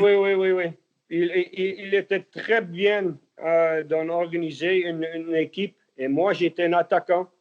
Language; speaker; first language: French; non-native, learner; Dutch